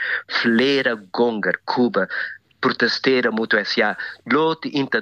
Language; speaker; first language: Swedish; non-native, fluent; Spanish